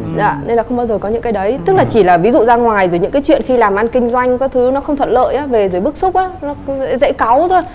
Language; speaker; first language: Vietnamese; native; Vietnamese